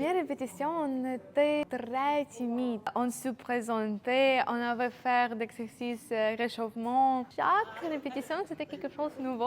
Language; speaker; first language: French; non-native, fluent; Ukrainian